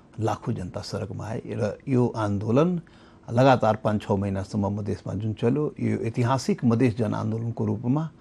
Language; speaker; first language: Nepali; non-native, local second language; Maithili